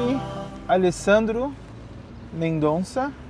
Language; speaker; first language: Arabic; non-native, learner; Portuguese